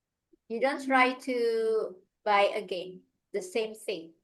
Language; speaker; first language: English; non-native, fluent; Indonesian